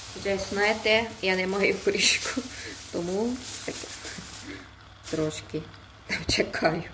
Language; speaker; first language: Ukrainian; non-native, learner; Korean